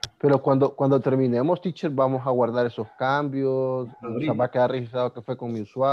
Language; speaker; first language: Spanish; native; Spanish